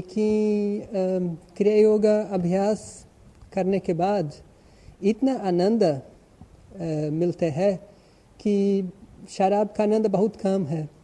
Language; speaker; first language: Hindi; non-native, learner; Portuguese